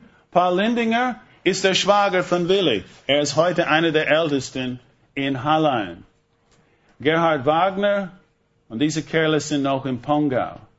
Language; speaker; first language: German; non-native, fluent; English